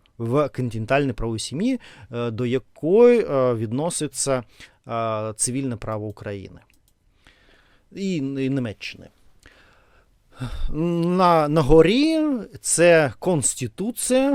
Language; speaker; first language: Ukrainian; non-native, learner; Russian